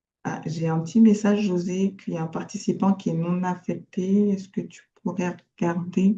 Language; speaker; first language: French; native; French